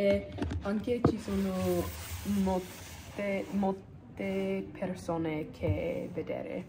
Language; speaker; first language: Italian; non-native, learner; English